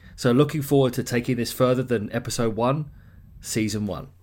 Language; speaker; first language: English; native; English